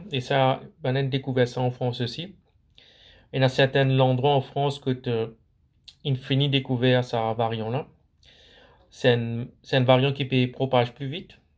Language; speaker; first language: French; non-native, local second language; Morisyen